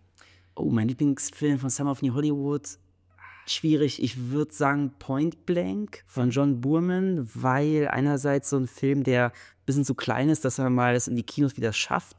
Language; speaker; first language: German; native; German